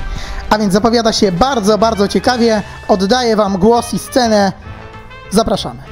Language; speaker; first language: Polish; native; Polish